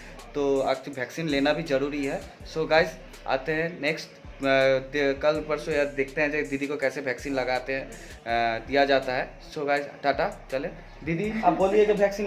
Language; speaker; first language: Hindi; native; Hindi